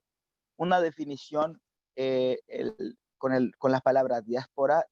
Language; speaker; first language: Spanish; non-native, fluent; Haitian Creole